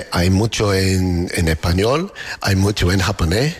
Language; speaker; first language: Spanish; non-native, fluent; English